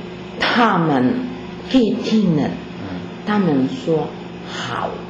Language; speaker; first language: Chinese; non-native, learner; Filipino